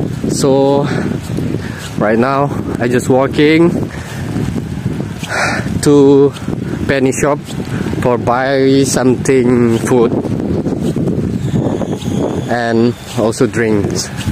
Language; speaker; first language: English; non-native, learner; Indonesian